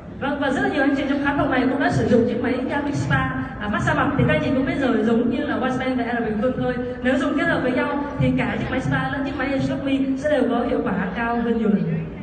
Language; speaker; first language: Vietnamese; native; Vietnamese